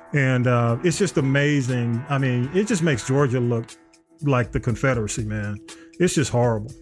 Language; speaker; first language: English; native; English